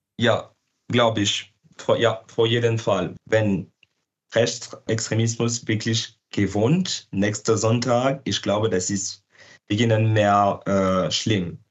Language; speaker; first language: German; non-native, learner; French